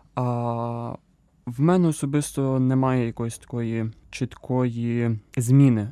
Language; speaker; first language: Ukrainian; native; Ukrainian